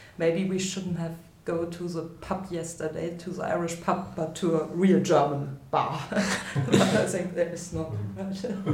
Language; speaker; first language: English; non-native, fluent; German